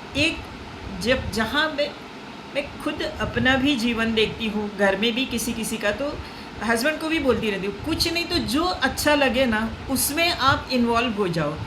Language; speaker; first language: Hindi; non-native, local second language; Marathi